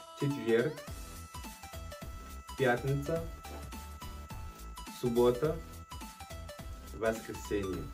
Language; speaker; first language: Russian; non-native, fluent; Portuguese